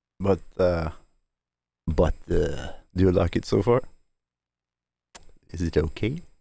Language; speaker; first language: English; non-native, fluent; Norwegian